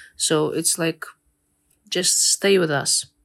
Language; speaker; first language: English; non-native, fluent; Ukrainian